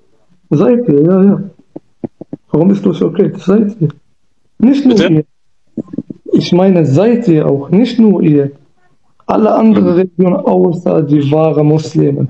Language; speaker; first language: German; non-native, learner; Kurdish